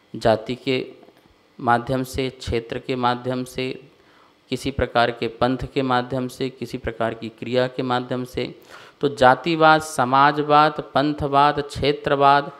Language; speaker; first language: Hindi; native; Hindi